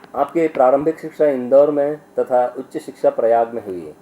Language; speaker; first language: Hindi; non-native, local second language; Kannada